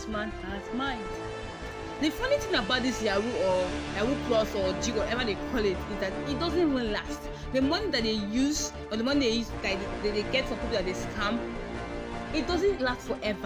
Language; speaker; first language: English; non-native, local second language; Igbo